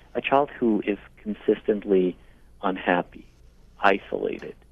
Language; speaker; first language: English; non-native, fluent; Spanish